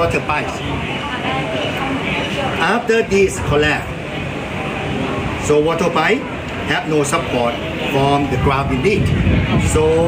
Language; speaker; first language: English; non-native, fluent; Thai